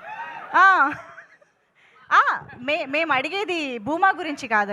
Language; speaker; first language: Telugu; native; Telugu